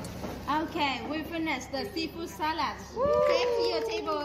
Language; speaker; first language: English; non-native, learner; Vietnamese